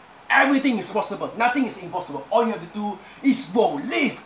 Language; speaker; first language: English; non-native, local second language; Chinese